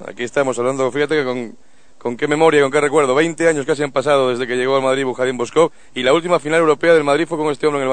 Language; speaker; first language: Spanish; native; Spanish